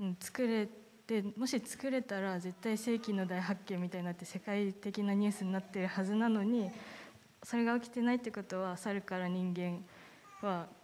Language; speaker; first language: Japanese; native; Japanese